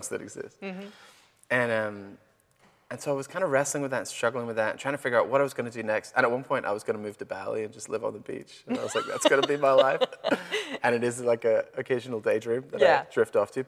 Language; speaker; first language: English; native; English